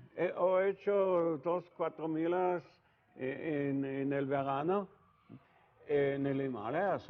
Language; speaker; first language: Spanish; non-native, learner; Italian